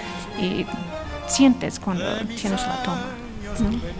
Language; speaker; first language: Spanish; non-native, learner; English